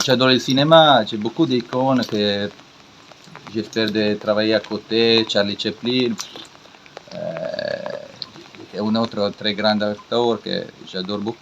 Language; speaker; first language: French; non-native, learner; Italian